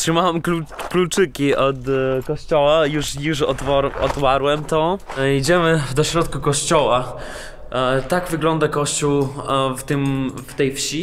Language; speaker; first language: Polish; non-native, learner; Russian